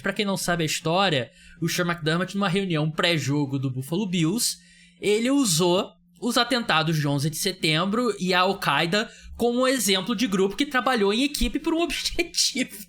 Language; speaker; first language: Portuguese; native; Portuguese